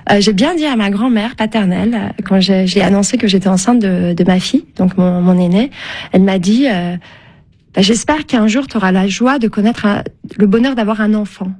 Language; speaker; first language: French; early bilingual, other home language; Turkish